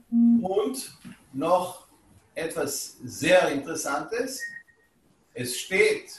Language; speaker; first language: German; non-native, fluent; Hebrew